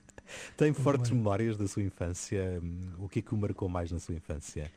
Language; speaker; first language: Portuguese; native; Portuguese